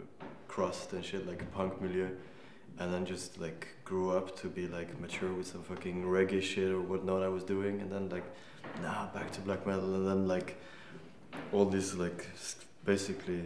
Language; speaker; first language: English; non-native, fluent; Danish